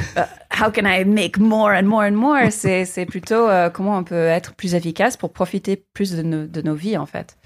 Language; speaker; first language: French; non-native, fluent; English